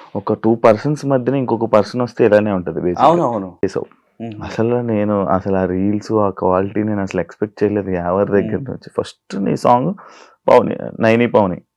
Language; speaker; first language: Telugu; native; Telugu